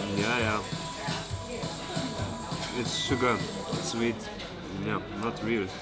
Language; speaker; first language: English; non-native, fluent; German